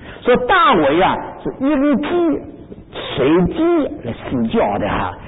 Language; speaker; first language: Chinese; native; Chinese